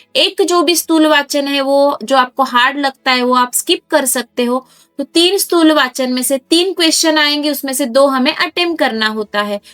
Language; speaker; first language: Hindi; non-native, local second language; Marathi